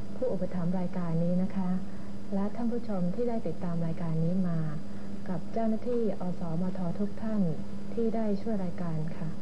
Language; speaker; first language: Thai; native; Thai